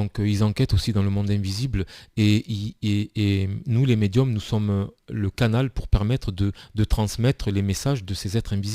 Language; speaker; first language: French; native; French